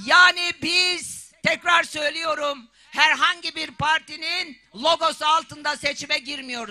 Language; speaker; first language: Turkish; native; Turkish